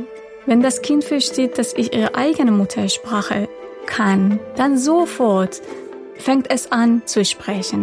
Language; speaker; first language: German; non-native, fluent; Persian